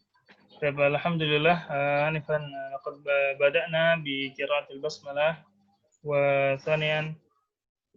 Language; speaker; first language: Arabic; non-native, fluent; Indonesian